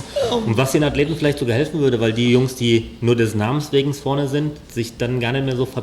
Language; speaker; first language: German; native; German